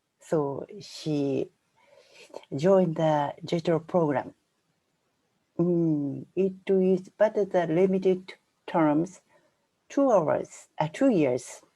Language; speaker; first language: English; non-native, fluent; Japanese